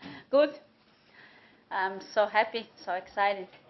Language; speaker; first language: English; non-native, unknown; Italian